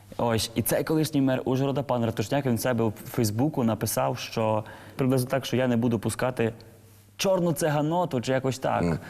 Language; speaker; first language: Ukrainian; native; Ukrainian